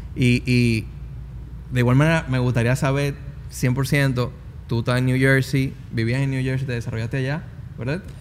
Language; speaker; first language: Spanish; native; Spanish